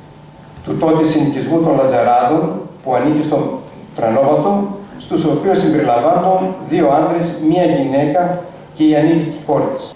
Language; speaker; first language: Greek; native; Greek